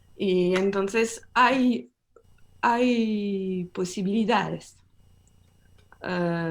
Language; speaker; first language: Spanish; non-native, learner; French